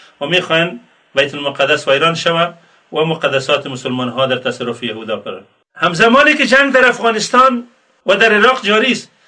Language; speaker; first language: Persian; native; Persian